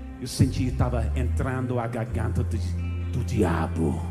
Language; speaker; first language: Portuguese; non-native, fluent; English